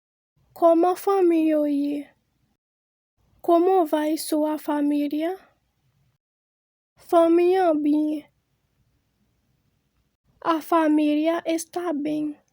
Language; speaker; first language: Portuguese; non-native, fluent; Haitian Creole